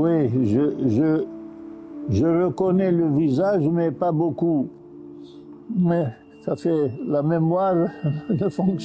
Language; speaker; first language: French; non-native, local second language; Arabic